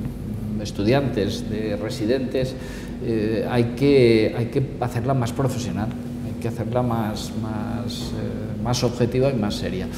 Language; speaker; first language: Spanish; native; Spanish